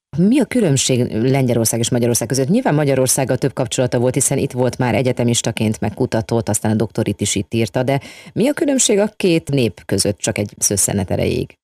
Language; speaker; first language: Hungarian; native; Hungarian